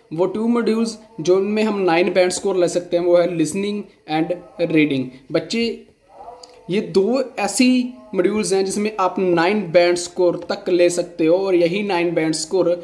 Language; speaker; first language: Hindi; non-native, local second language; Punjabi